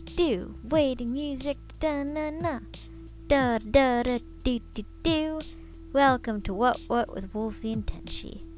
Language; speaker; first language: English; native; English